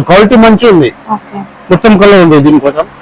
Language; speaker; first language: Telugu; non-native, local second language; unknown